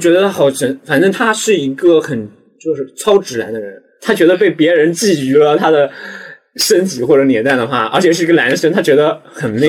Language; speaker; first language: Chinese; native; Chinese